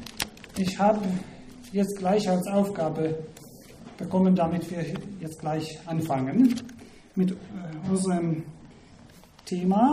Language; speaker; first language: German; non-native, fluent; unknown